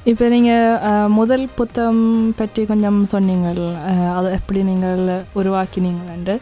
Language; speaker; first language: Tamil; early bilingual, other home language; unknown